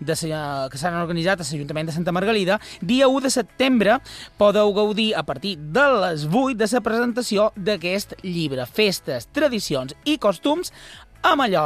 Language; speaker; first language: Catalan; native; Catalan